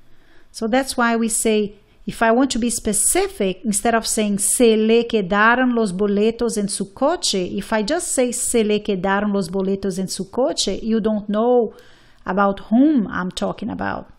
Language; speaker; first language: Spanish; non-native, fluent; English